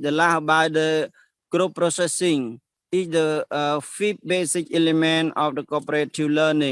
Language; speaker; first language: English; non-native, learner; Khmer